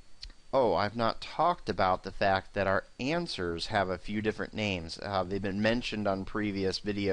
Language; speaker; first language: English; native; English